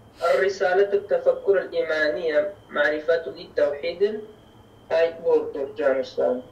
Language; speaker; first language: Turkish; non-native, learner; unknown